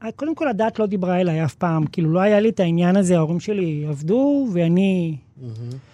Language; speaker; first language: Hebrew; native; Hebrew